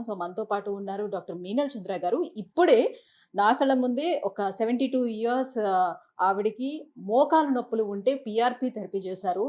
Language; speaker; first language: Telugu; native; Telugu